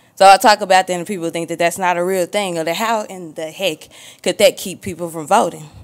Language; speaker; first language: English; native; English